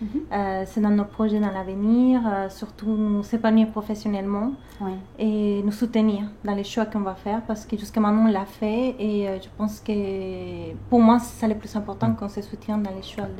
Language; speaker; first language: French; non-native, fluent; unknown